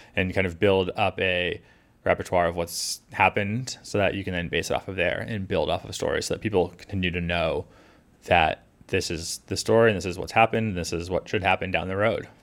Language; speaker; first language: English; native; English